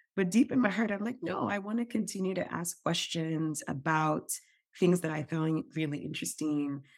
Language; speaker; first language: English; non-native, local second language; Yoruba